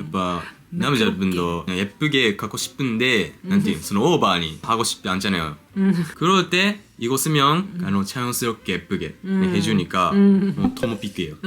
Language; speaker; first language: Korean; non-native, learner; Japanese